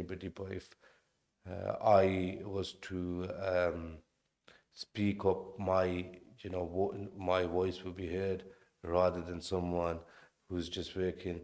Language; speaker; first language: English; native; English